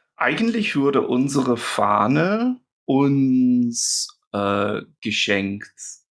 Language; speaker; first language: German; non-native, fluent; English